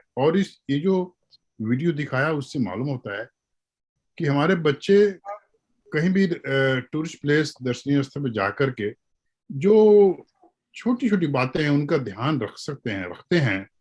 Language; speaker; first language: Hindi; native; Hindi